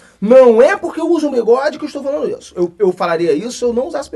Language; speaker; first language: Portuguese; native; Portuguese